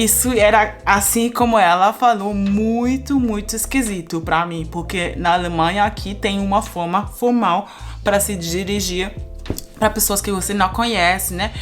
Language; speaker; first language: Portuguese; non-native, fluent; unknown